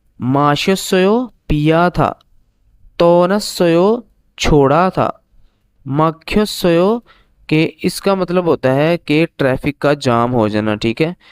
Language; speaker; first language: Urdu; native; Urdu